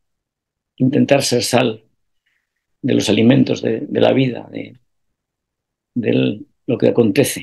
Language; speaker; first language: Spanish; native; Spanish